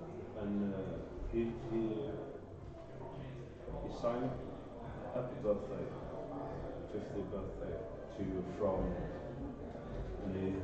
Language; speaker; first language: English; non-native, learner; Norwegian